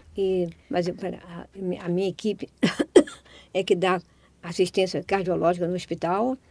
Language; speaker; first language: Portuguese; native; Portuguese